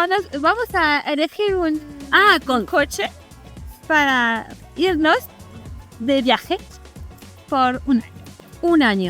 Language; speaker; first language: Spanish; native; Spanish